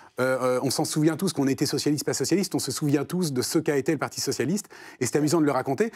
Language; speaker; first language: French; native; French